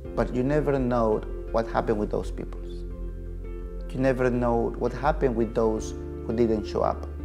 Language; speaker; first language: English; non-native, fluent; Spanish